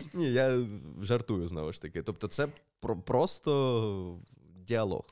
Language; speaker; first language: Ukrainian; native; Ukrainian